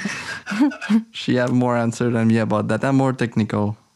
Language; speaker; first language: English; non-native, learner; French